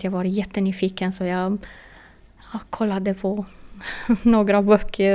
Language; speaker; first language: Swedish; non-native, fluent; Romanian